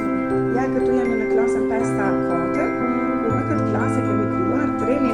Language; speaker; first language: Albanian; native; Albanian